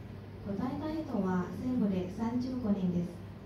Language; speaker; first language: Japanese; non-native, learner; Thai